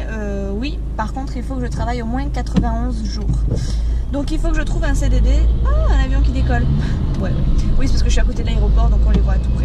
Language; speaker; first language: French; native; French